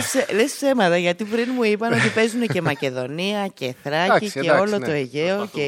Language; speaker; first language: Greek; native; Greek